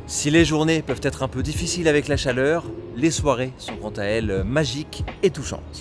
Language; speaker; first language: French; native; French